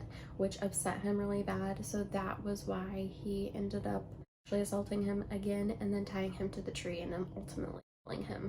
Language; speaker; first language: English; native; English